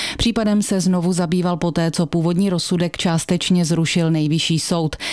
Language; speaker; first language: Czech; native; Czech